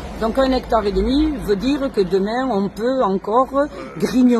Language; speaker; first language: French; native; French